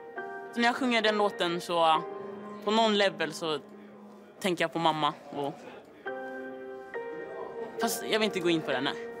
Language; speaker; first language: Swedish; early bilingual, other home language; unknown